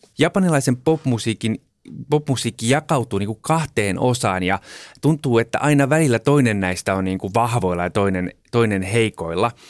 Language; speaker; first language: Finnish; early bilingual, heritage; Finnish